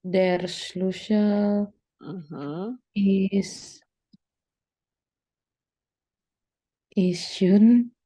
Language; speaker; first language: German; non-native, learner; Indonesian